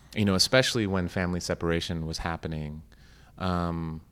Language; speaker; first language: English; native; English